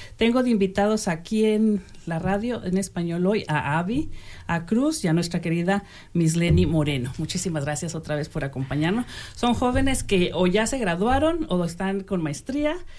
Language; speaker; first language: Spanish; native; Spanish